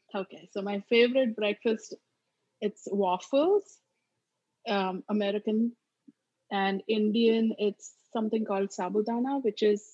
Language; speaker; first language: English; non-native, local second language; Marathi